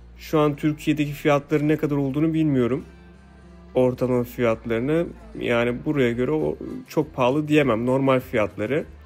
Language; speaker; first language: Turkish; native; Turkish